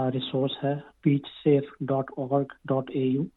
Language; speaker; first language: Hindi; non-native, local second language; Gujarati